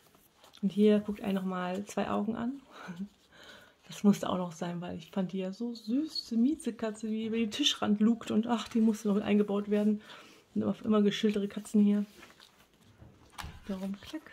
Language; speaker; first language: German; native; German